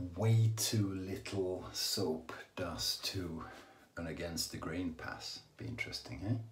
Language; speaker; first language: English; non-native, fluent; Swedish